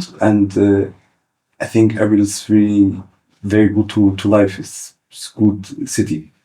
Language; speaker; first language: English; early bilingual, other home language; Kurdish